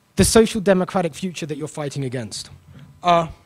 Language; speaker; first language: English; native; English